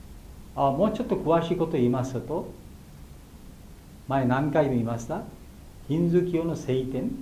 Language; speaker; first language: Japanese; non-native, learner; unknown